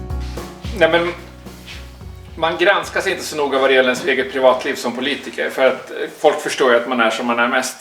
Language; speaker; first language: Swedish; native; Swedish